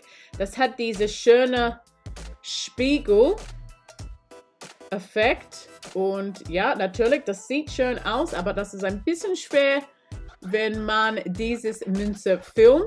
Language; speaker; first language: German; non-native, learner; English